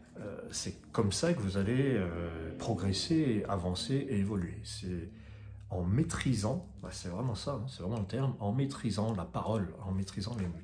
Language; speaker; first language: French; native; French